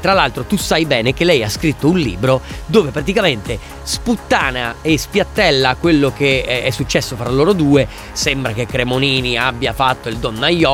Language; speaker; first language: Italian; native; Italian